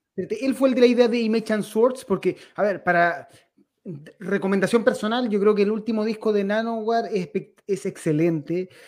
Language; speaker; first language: Spanish; native; Spanish